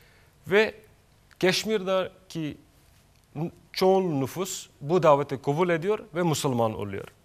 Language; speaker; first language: Turkish; non-native, fluent; Kashmiri